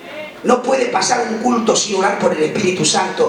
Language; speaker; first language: Spanish; native; Spanish